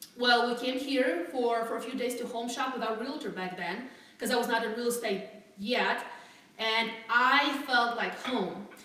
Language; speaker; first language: English; non-native, fluent; Russian